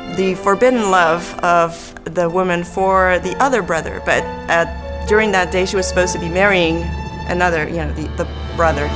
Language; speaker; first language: English; native; English